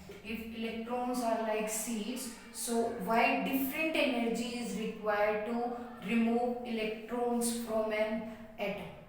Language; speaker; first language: English; non-native, local second language; Hindi